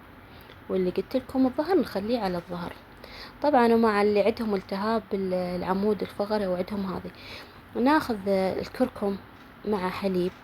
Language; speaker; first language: Arabic; native; Arabic